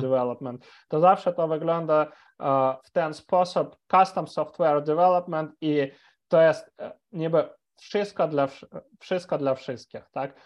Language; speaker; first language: Polish; non-native, fluent; Ukrainian